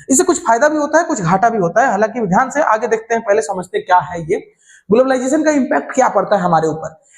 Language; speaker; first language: Hindi; native; Hindi